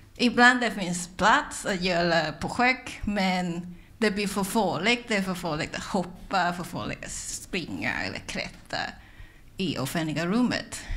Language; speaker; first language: Swedish; non-native, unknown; Cantonese